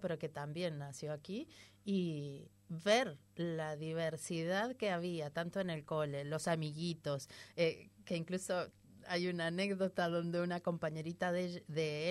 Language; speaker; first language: Spanish; native; Spanish